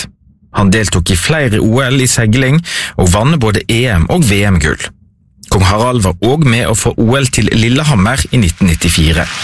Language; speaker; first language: Norwegian; native; Norwegian